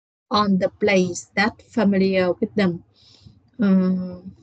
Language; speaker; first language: English; non-native, learner; Vietnamese